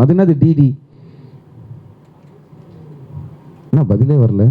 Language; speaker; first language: Tamil; native; Tamil